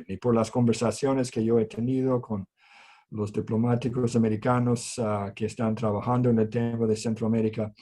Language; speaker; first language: Spanish; non-native, fluent; English